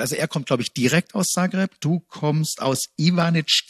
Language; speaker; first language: German; native; German